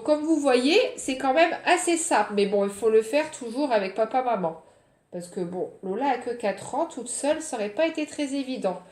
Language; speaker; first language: French; native; French